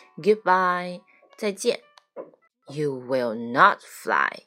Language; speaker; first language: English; non-native, fluent; Chinese